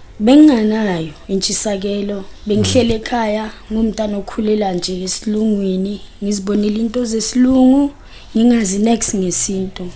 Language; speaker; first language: Zulu; native; Zulu